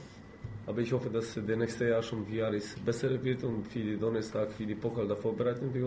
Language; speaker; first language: German; non-native, fluent; Polish